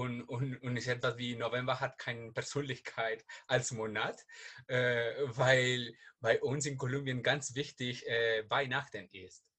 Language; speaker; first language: German; non-native, learner; Spanish